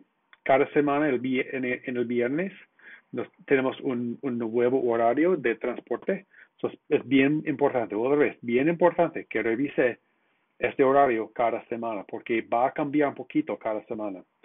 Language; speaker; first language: Spanish; non-native, fluent; English